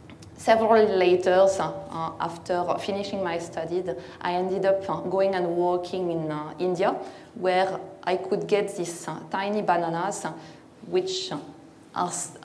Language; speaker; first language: English; non-native, fluent; French